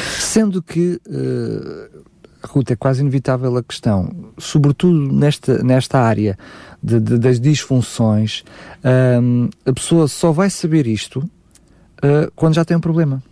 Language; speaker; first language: Portuguese; native; Portuguese